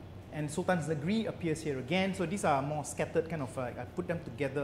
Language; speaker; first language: English; non-native, local second language; Malay